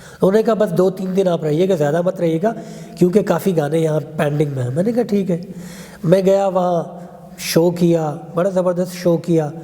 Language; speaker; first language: Urdu; non-native, local second language; Pashto